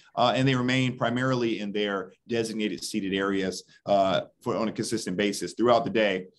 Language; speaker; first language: English; native; English